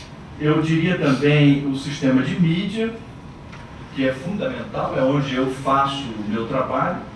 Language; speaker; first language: Portuguese; native; Portuguese